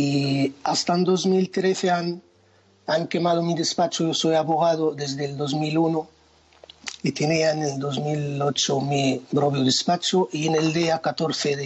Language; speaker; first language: Spanish; non-native, fluent; Arabic